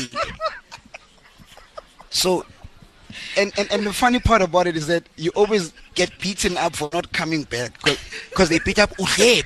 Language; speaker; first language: English; non-native, local second language; Zulu